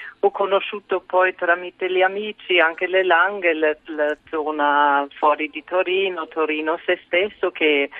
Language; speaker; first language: Italian; non-native, fluent; German